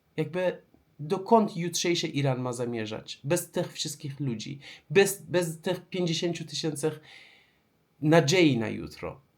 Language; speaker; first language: Polish; non-native, fluent; Persian